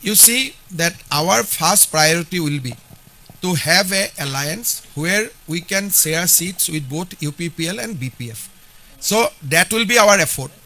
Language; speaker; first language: English; non-native, local second language; Assamese